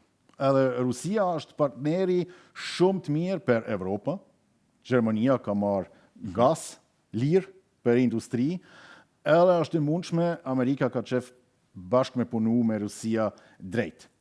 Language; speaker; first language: Albanian; non-native, learner; German